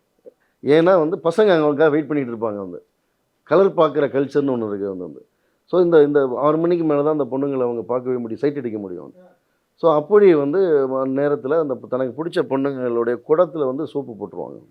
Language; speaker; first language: Tamil; native; Tamil